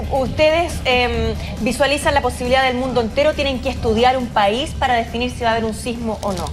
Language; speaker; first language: Spanish; native; Spanish